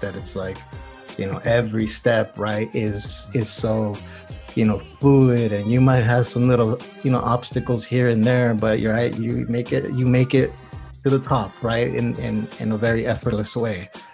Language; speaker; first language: English; early bilingual, other home language; Spanish